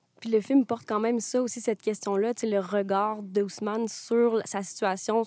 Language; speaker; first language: French; native; French